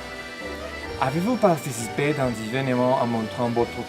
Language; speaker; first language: French; non-native, learner; Spanish